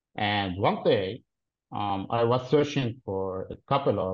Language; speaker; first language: English; non-native, fluent; Arabic